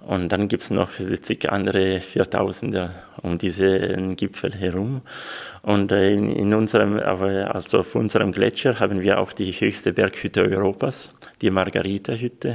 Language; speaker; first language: German; non-native, local second language; Swiss German